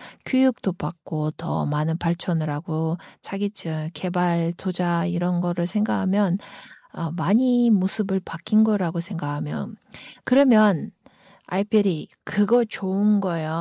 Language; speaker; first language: Korean; non-native, fluent; Kyrgyz